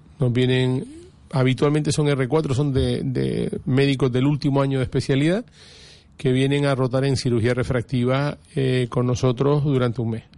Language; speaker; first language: Spanish; native; Spanish